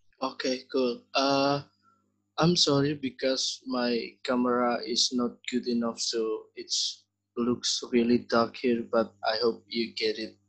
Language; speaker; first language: English; non-native, learner; Indonesian